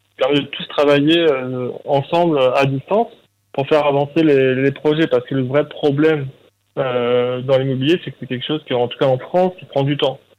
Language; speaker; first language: French; native; French